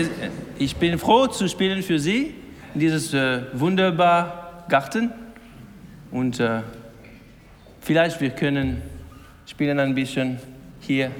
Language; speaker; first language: German; non-native, learner; English